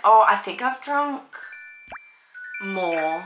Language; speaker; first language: English; native; English